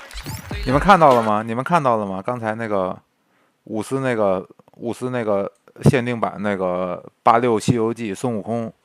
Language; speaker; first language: Chinese; native; Chinese